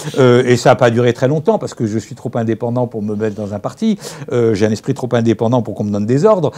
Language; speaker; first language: French; native; French